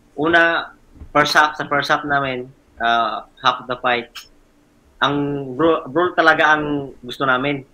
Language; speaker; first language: Filipino; native; Filipino